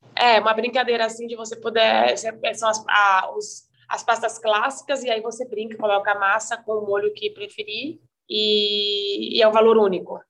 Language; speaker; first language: Portuguese; native; Portuguese